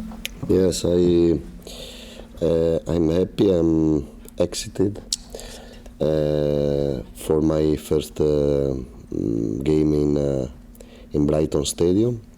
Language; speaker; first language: English; non-native, learner; Italian